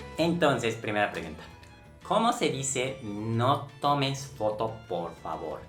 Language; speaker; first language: Spanish; non-native, local second language; Japanese